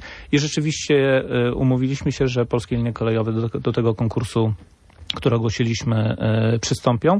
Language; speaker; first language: Polish; native; Polish